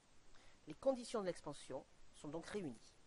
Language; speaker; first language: French; native; French